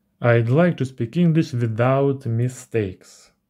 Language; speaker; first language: English; non-native, learner; Russian